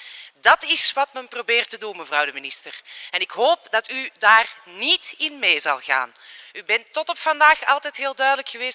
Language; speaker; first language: Dutch; native; Dutch